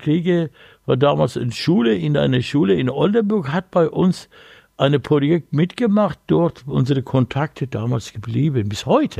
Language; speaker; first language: German; non-native, learner; Persian